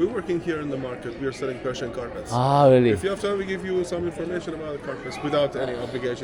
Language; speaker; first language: English; non-native, fluent; Persian